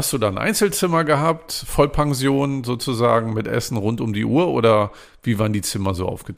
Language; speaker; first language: German; native; German